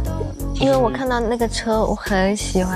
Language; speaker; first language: Chinese; native; Chinese